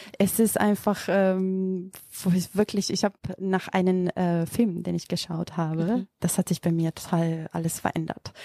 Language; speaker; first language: German; non-native, fluent; Macedonian